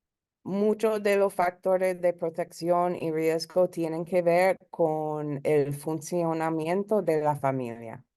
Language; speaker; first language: Spanish; early bilingual, heritage; Spanish